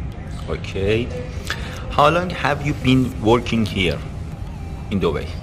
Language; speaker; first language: English; non-native, learner; Persian